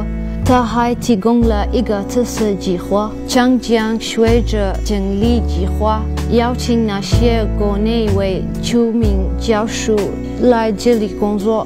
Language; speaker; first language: Chinese; non-native, fluent; Arabic